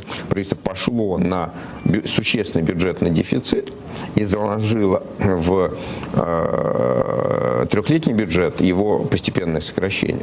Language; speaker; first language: Russian; native; Russian